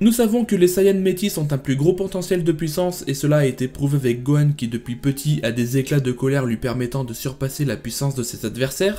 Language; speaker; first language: French; native; French